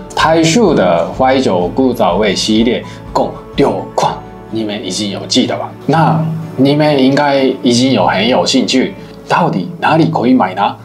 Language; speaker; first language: Chinese; non-native, fluent; Japanese